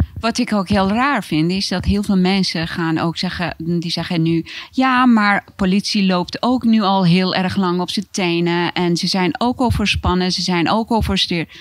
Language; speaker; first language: Dutch; non-native, fluent; Persian